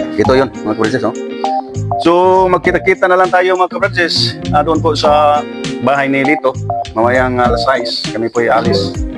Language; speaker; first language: Filipino; non-native, local second language; Cebuano